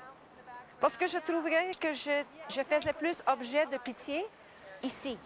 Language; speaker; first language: French; non-native, local second language; English